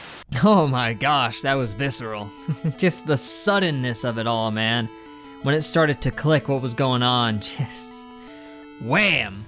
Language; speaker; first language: English; native; English